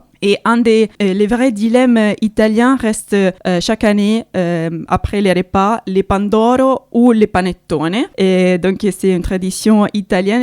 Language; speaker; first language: French; non-native, fluent; Italian